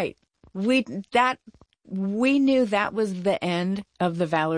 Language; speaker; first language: English; native; English